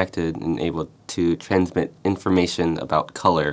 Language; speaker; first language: English; native; English